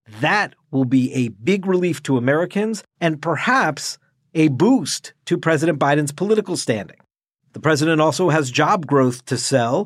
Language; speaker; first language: English; native; English